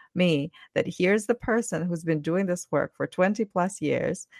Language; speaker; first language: English; non-native, fluent; Ukrainian